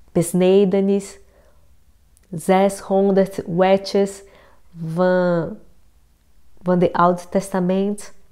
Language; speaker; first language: Dutch; non-native, fluent; Portuguese